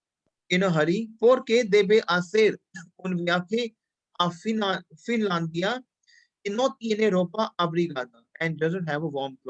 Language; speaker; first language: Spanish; non-native, fluent; Hindi